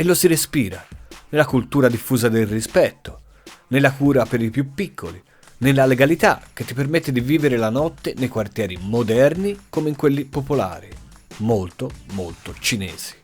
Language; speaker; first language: Italian; native; Italian